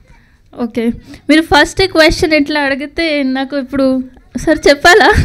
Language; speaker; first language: Telugu; non-native, learner; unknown